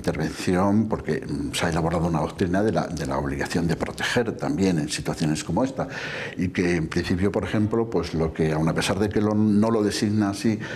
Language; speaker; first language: Spanish; native; Spanish